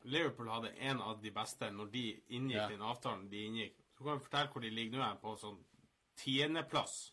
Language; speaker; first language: Norwegian; native; Norwegian